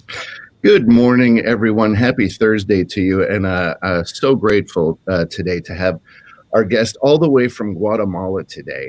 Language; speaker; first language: English; native; English